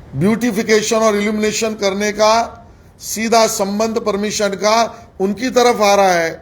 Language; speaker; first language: Hindi; non-native, local second language; Marathi